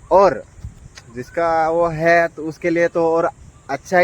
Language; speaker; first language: Hindi; non-native, local second language; Assamese